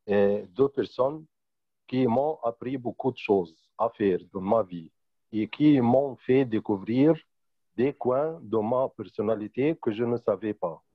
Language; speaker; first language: French; non-native, fluent; Arabic